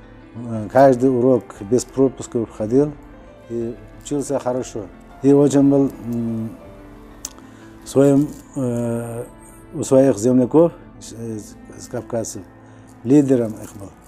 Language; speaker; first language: Russian; non-native, local second language; Uzbek